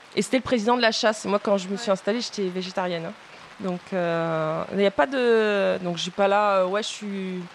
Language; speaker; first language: French; non-native, fluent; Spanish